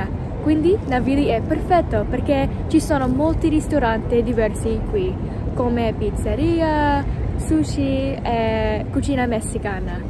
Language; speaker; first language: Italian; non-native, learner; English